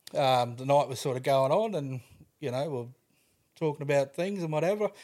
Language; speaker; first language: English; native; English